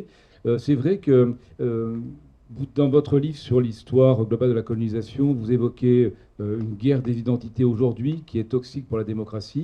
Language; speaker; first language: French; native; French